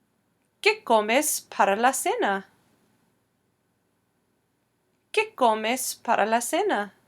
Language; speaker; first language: Spanish; non-native, fluent; English